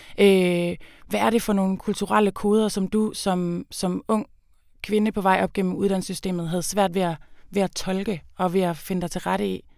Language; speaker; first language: Danish; native; Danish